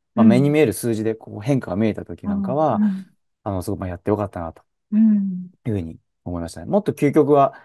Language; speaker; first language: Japanese; native; Japanese